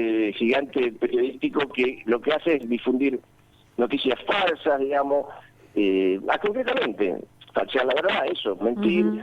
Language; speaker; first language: Spanish; native; Spanish